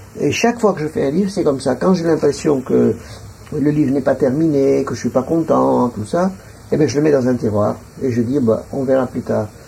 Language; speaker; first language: French; non-native, local second language; Arabic